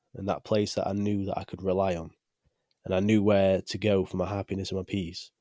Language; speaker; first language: English; native; English